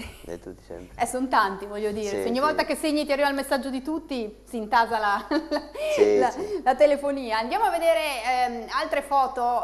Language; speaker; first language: Italian; native; Italian